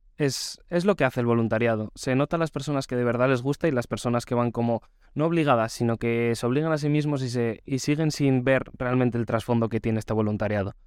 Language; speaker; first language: Spanish; native; Spanish